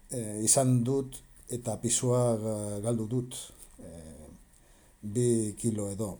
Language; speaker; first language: Basque; non-native, learner; Spanish